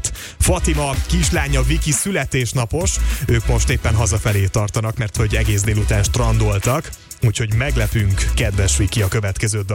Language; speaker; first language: Hungarian; native; Hungarian